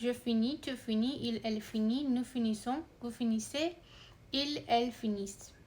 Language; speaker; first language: French; non-native, learner; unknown